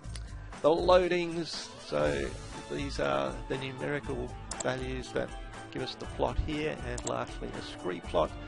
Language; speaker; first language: English; native; English